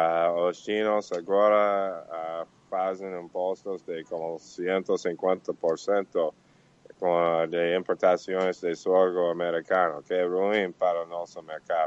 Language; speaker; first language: Portuguese; non-native, learner; Spanish